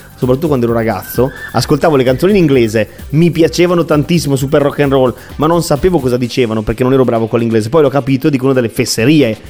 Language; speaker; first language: Italian; native; Italian